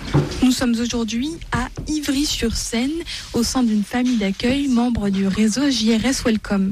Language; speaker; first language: French; native; French